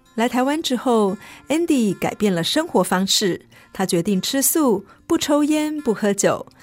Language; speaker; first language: Chinese; native; Chinese